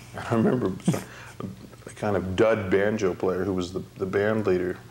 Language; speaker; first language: English; native; English